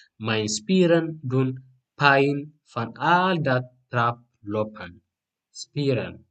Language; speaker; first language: Dutch; non-native, learner; Tigrinya